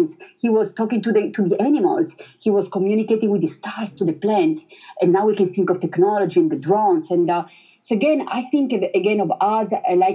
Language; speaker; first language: English; non-native, fluent; Italian